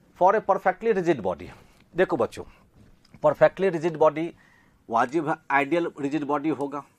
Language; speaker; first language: Hindi; native; Hindi